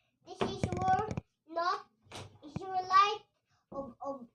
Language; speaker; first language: English; non-native, learner; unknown